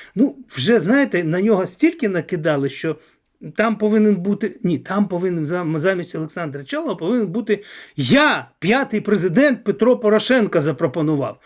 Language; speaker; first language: Ukrainian; native; Ukrainian